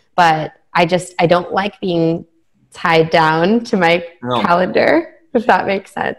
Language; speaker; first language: English; native; English